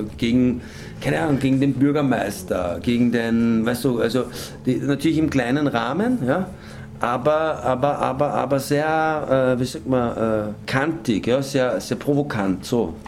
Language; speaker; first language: German; native; German